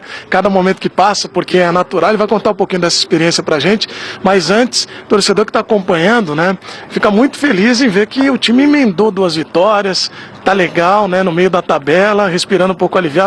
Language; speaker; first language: Portuguese; native; Portuguese